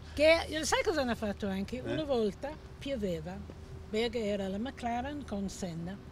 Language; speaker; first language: Italian; non-native, fluent; English